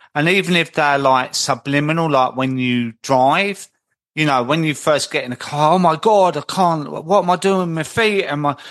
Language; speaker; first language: English; native; English